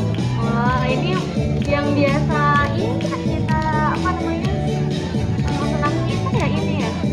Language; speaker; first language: Indonesian; native; Indonesian